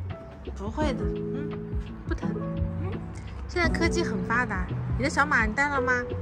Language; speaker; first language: Chinese; native; Chinese